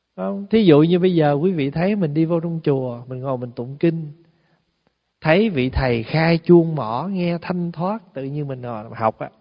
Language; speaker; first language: Vietnamese; early bilingual, heritage; Vietnamese